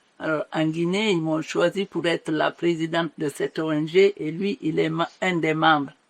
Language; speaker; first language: French; non-native, local second language; Mandingo